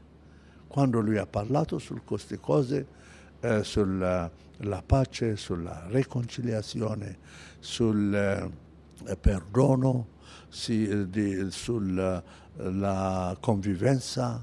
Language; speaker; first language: Italian; non-native, fluent; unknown